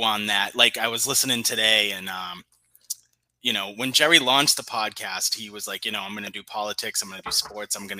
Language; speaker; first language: English; native; English